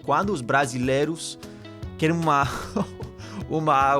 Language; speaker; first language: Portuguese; non-native, learner; English